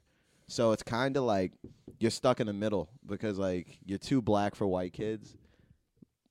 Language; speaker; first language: English; native; English